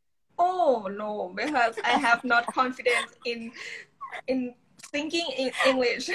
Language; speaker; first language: English; non-native, learner; Thai